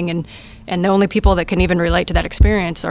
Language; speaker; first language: English; native; English